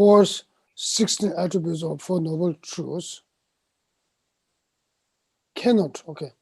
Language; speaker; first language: English; non-native, fluent; Tibetan